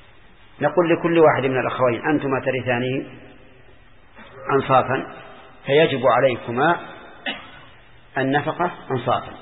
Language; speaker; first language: Arabic; native; Arabic